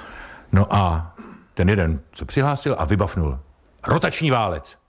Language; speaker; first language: Czech; native; Czech